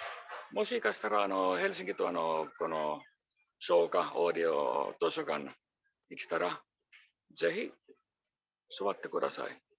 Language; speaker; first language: Japanese; non-native, fluent; Finnish